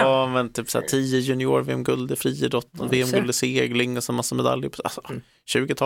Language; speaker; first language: Swedish; native; Swedish